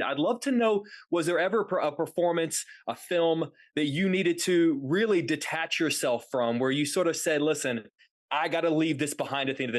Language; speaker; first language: English; native; English